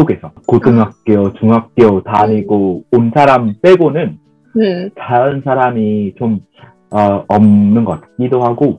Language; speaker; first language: Korean; non-native, fluent; Vietnamese